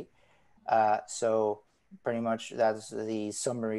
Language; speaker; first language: English; non-native, fluent; Spanish